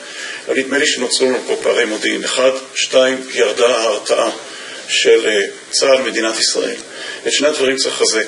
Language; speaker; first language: Hebrew; native; Hebrew